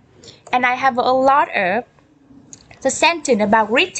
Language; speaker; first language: English; non-native, learner; Vietnamese